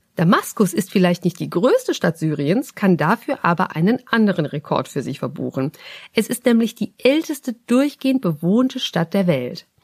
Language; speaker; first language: German; native; German